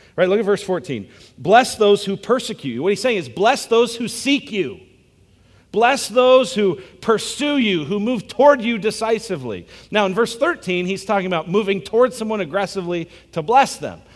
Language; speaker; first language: English; native; English